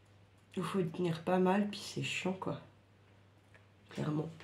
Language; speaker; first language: French; native; French